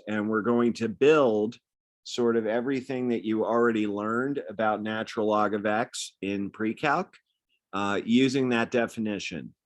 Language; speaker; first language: English; native; English